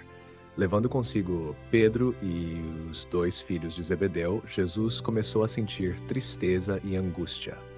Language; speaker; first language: Portuguese; native; Portuguese